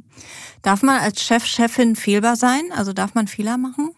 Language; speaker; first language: German; native; German